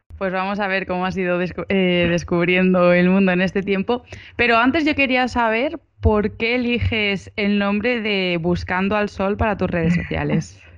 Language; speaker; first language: Spanish; native; Spanish